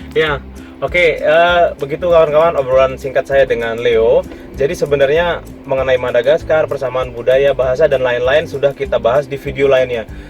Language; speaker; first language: Indonesian; native; Indonesian